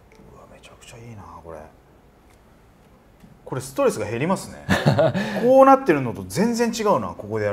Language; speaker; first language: Japanese; native; Japanese